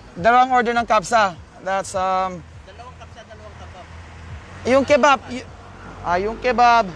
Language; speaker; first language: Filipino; non-native, local second language; Pampanga